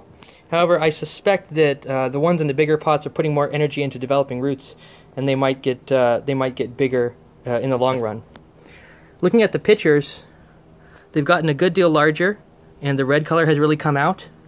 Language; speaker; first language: English; native; English